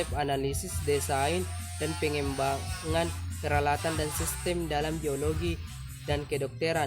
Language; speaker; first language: Indonesian; native; Indonesian